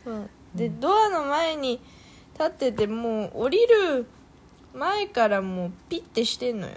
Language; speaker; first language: Japanese; non-native, fluent; Korean